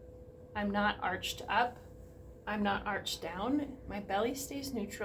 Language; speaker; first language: English; native; English